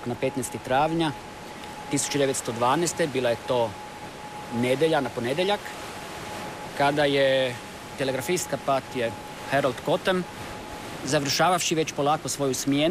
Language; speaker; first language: Serbian; native; Serbian